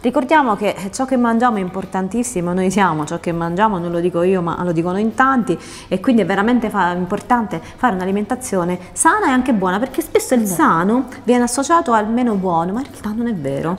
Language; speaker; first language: Italian; native; Italian